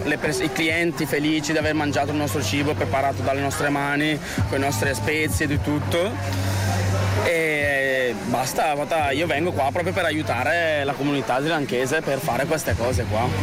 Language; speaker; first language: Italian; early bilingual, other home language; Sinhala